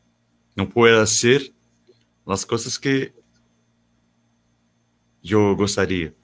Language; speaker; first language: Spanish; non-native, learner; Portuguese